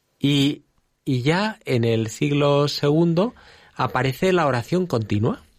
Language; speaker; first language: Spanish; native; Spanish